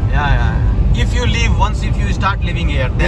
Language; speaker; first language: English; non-native, local second language; Hindi